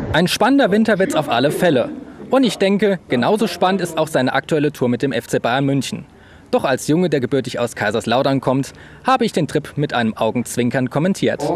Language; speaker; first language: German; native; German